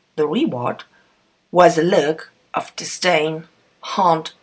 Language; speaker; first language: English; non-native, fluent; German